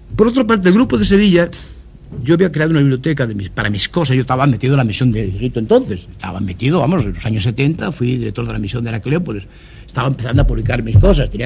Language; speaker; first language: Spanish; non-native, local second language; Galician